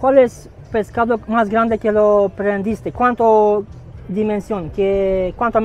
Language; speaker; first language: Spanish; non-native, learner; Romanian